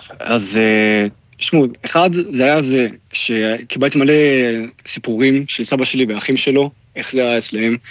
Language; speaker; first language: Hebrew; non-native, fluent; German